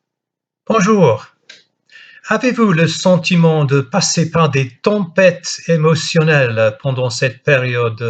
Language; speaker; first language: French; non-native, fluent; English